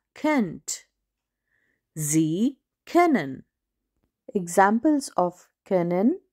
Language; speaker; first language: German; non-native, fluent; Hindi